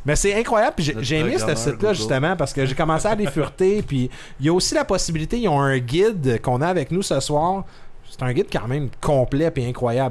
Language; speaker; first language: French; native; French